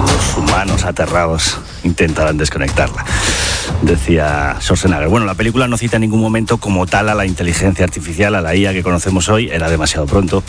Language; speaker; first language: Spanish; native; Spanish